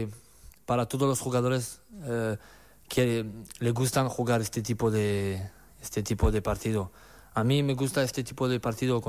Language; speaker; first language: Spanish; non-native, learner; French